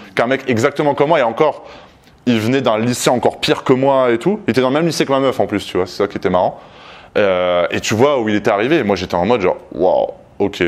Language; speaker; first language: French; native; French